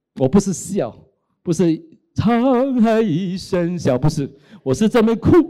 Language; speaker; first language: Chinese; native; Chinese